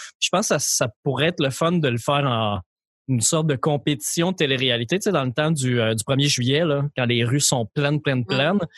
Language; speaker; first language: French; native; French